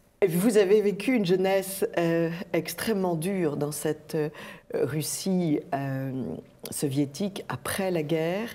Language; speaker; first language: French; native; French